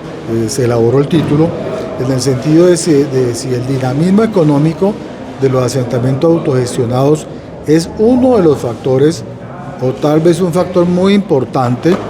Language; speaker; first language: Spanish; native; Spanish